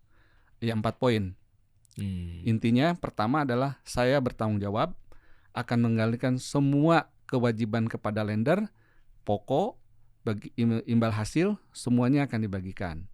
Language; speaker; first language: Indonesian; native; Indonesian